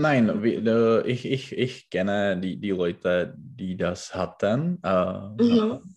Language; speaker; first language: German; non-native, learner; Czech